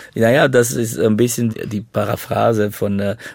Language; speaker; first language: German; non-native, fluent; Bulgarian